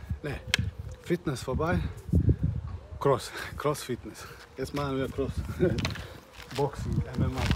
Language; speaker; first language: German; non-native, learner; Chechen